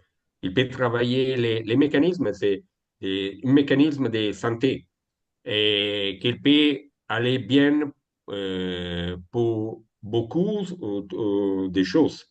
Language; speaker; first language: French; non-native, learner; Italian